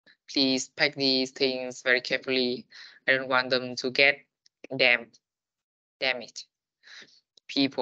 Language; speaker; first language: English; non-native, learner; Vietnamese